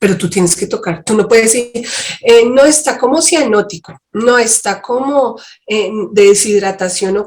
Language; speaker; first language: Spanish; native; Spanish